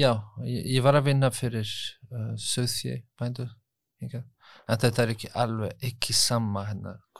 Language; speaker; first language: Icelandic; non-native, learner; French